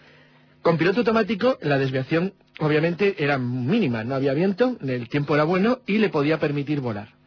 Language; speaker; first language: Spanish; native; Spanish